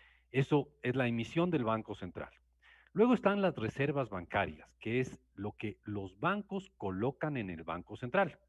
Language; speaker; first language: Spanish; native; Spanish